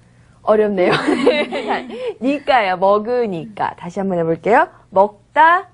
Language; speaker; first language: Korean; native; Korean